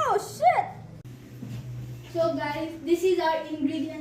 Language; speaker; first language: English; non-native, fluent; Nepali